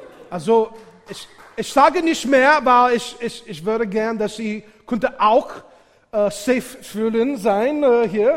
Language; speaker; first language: German; non-native, learner; English